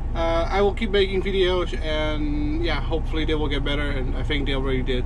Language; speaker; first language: English; non-native, fluent; Dutch